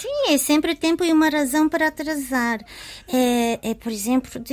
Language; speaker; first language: Portuguese; non-native, learner; Japanese